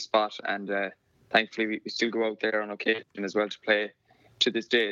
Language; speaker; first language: English; native; English